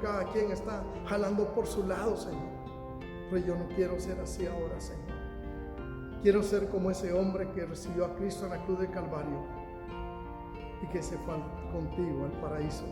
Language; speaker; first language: Spanish; native; Spanish